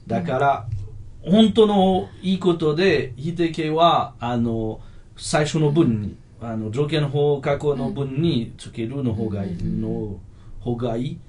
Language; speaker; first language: Japanese; non-native, fluent; French